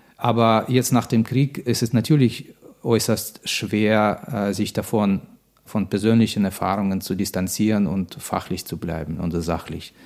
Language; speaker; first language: German; non-native, fluent; Russian